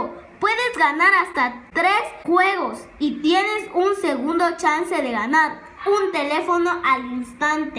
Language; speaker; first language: Spanish; native; Spanish